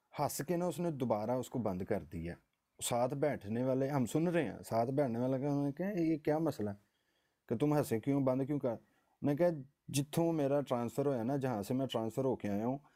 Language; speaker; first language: Urdu; native; Urdu